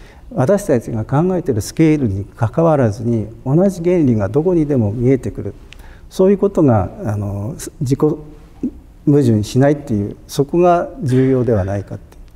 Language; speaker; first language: Japanese; native; Japanese